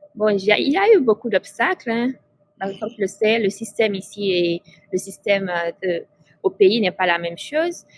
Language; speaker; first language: French; non-native, local second language; Fula